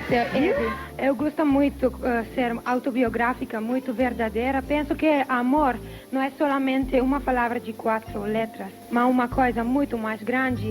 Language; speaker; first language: Portuguese; non-native, learner; Italian